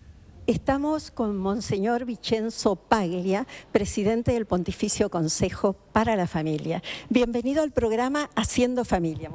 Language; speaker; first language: Spanish; native; Spanish